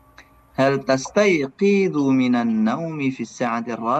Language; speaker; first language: Arabic; non-native, fluent; Indonesian